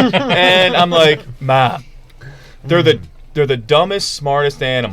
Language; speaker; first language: English; native; English